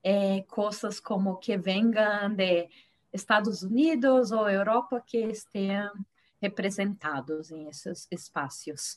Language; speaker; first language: Spanish; non-native, fluent; Portuguese